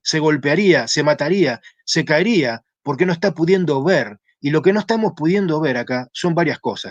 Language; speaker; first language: Spanish; native; Spanish